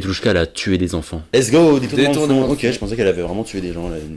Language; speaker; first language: French; native; French